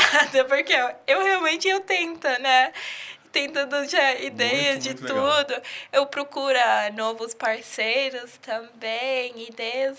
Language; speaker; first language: Portuguese; early bilingual, heritage; English